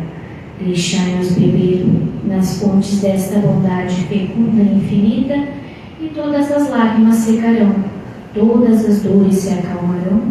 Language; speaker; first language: Portuguese; native; Portuguese